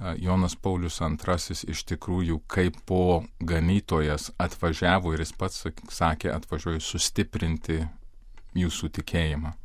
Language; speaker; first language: Lithuanian; early bilingual, heritage; Lithuanian